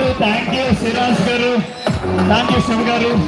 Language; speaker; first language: Telugu; native; Telugu